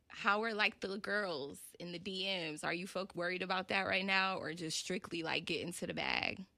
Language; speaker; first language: English; native; English